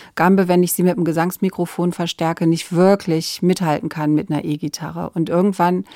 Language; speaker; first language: German; native; German